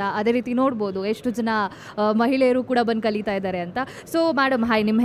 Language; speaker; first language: Kannada; native; Kannada